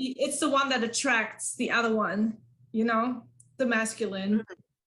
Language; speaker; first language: English; non-native, fluent; German